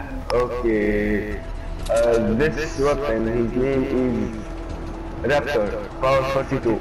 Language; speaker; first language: English; non-native, learner; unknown